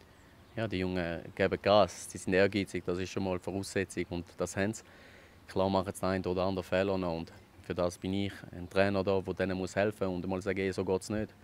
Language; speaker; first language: German; early bilingual, other home language; Albanian